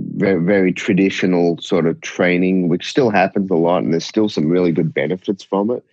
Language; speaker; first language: English; native; English